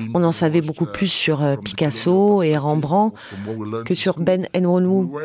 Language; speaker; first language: French; non-native, fluent; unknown